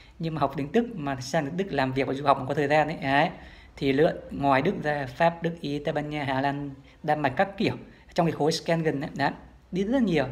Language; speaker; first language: Vietnamese; native; Vietnamese